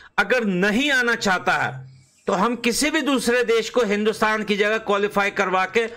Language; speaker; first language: Urdu; native; Urdu